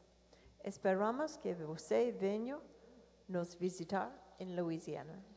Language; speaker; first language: Portuguese; non-native, learner; English